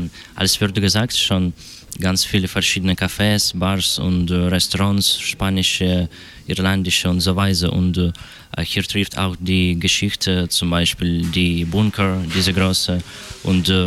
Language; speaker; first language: German; non-native, learner; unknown